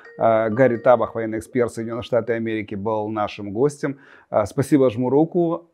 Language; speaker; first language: Russian; native; Russian